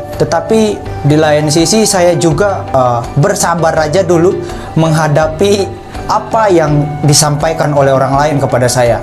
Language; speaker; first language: Indonesian; non-native, local second language; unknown